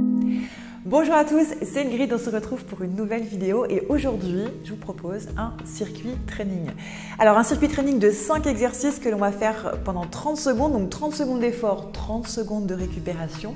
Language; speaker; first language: French; native; French